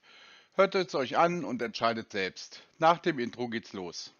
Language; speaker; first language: German; native; German